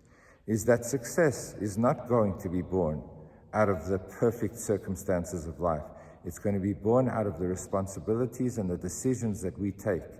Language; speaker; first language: English; native; English